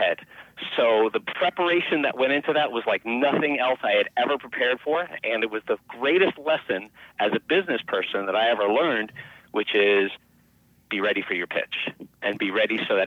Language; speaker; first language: English; native; English